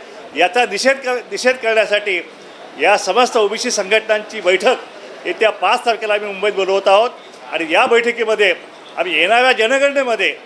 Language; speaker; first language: Marathi; native; Marathi